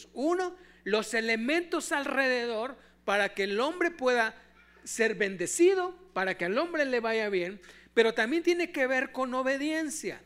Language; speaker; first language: Spanish; native; Spanish